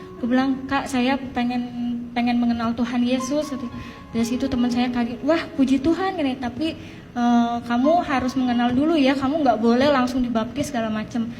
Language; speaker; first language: Indonesian; native; Indonesian